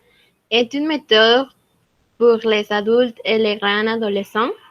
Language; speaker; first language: French; non-native, learner; Spanish